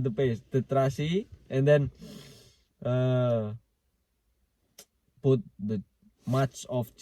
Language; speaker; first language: English; non-native, learner; Indonesian